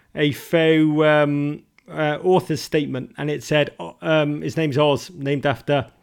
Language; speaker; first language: English; native; English